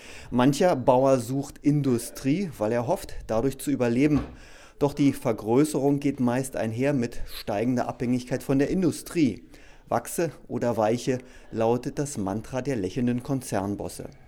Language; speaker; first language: German; native; German